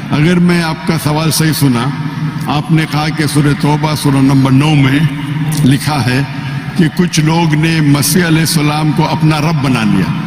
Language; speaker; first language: Urdu; non-native, local second language; Konkani